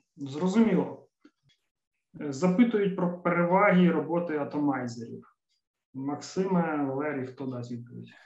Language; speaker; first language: Ukrainian; native; Ukrainian